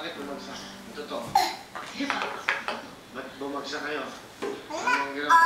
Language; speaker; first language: Filipino; native; Filipino